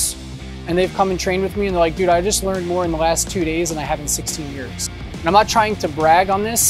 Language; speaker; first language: English; native; English